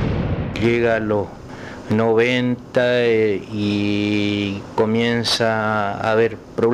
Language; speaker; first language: Spanish; native; Spanish